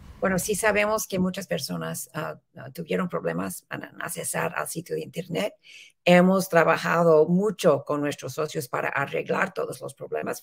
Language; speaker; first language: Spanish; early bilingual, heritage; Spanish